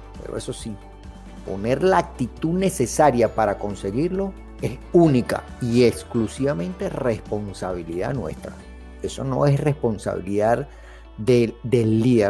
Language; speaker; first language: Spanish; native; Spanish